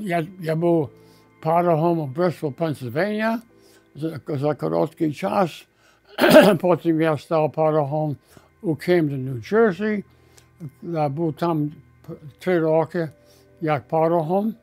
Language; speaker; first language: Ukrainian; early bilingual, heritage; Ukrainian